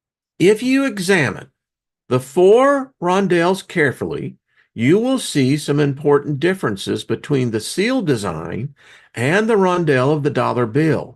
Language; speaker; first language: English; native; English